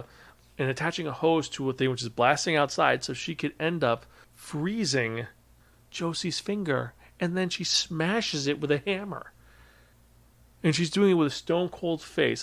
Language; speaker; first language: English; native; English